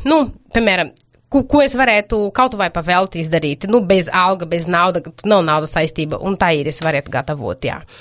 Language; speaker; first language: Latvian; non-native, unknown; Portuguese